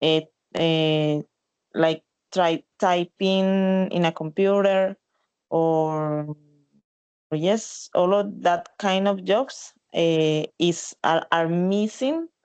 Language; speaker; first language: English; non-native, learner; Spanish